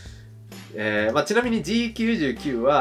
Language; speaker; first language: Japanese; native; Japanese